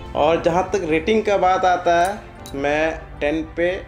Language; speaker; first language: Hindi; non-native, local second language; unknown